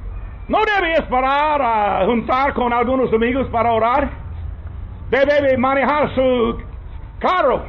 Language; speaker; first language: Spanish; non-native, fluent; English